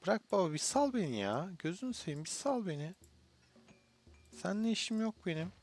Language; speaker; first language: Turkish; native; Turkish